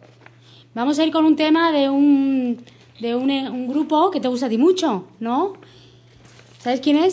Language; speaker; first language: Spanish; native; Spanish